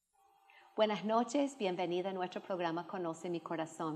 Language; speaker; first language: Spanish; non-native, fluent; English